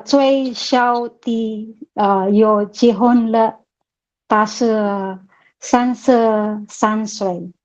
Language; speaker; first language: Chinese; non-native, learner; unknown